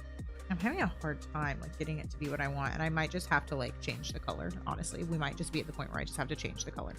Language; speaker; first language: English; native; English